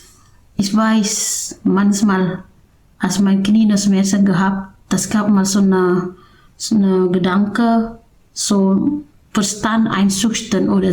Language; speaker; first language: German; non-native, learner; Indonesian